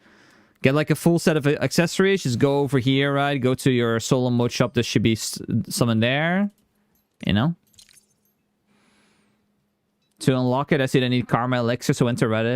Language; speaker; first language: English; native; English